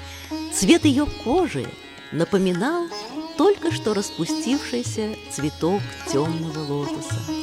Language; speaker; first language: Russian; native; Russian